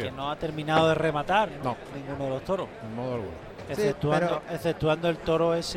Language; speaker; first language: Spanish; native; Spanish